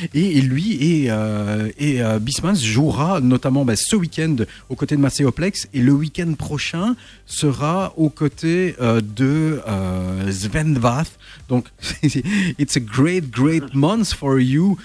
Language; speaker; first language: French; native; French